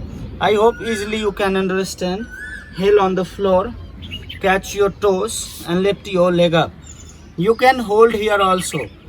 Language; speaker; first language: English; non-native, local second language; Hindi